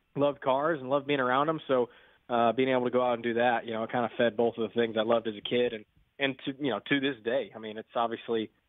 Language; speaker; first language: English; native; English